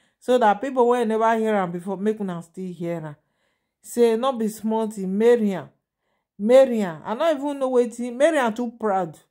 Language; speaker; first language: Nigerian Pidgin; non-native, local second language; Yoruba